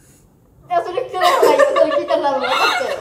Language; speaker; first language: Japanese; native; Japanese